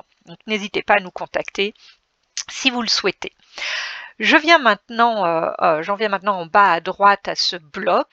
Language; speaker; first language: French; native; French